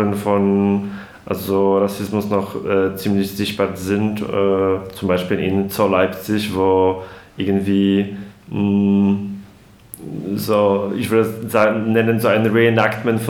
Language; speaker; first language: German; non-native, fluent; Polish